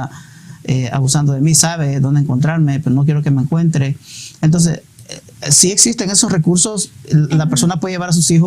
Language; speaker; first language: Spanish; native; Spanish